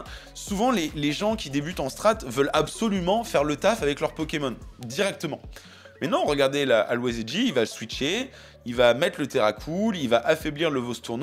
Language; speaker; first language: French; native; French